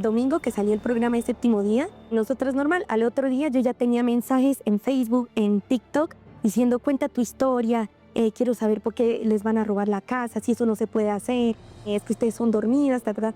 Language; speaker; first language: Spanish; native; Spanish